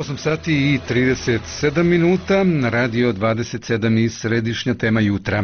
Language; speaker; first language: Croatian; native; Croatian